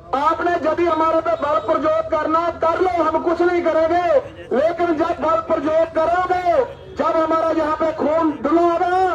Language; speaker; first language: Hindi; native; Hindi